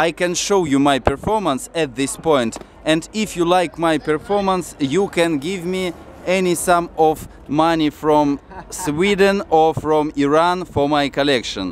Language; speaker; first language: English; non-native, learner; Russian